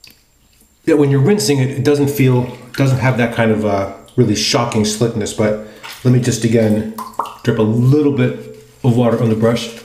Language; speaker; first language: English; native; English